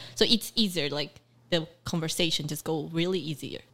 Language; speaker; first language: English; early bilingual, other home language; Portuguese